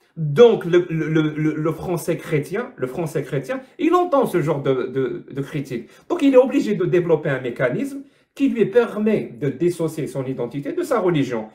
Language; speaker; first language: French; non-native, local second language; Arabic